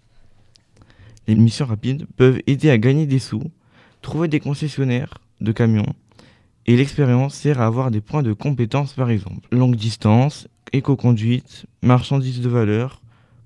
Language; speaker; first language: French; native; French